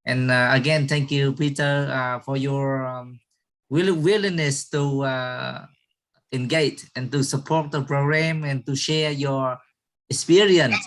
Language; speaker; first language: English; non-native, learner; Vietnamese